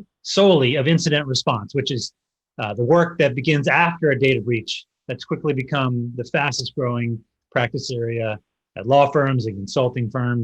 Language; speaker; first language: English; native; English